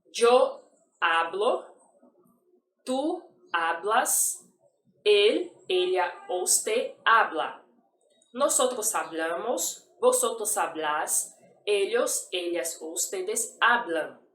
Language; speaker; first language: Spanish; non-native, fluent; Portuguese